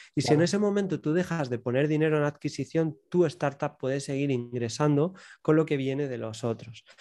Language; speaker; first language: Spanish; native; Spanish